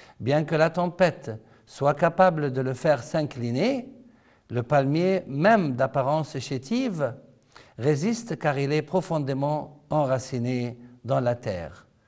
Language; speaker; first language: French; non-native, fluent; Arabic